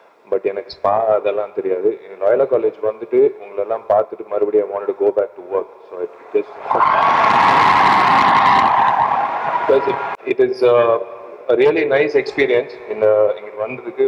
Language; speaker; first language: Tamil; native; Tamil